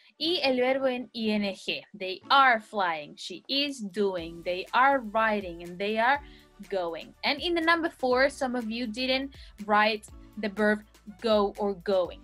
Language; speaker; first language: English; non-native, fluent; Spanish